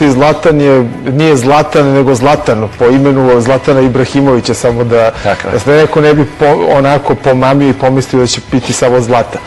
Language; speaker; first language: Serbian; native; Serbian